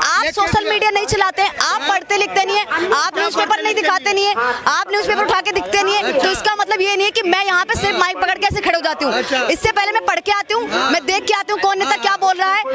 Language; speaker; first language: Hindi; native; Hindi